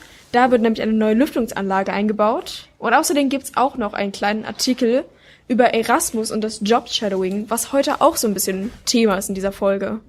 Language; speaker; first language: German; native; German